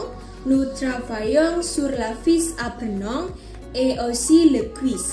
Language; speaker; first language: French; non-native, learner; Indonesian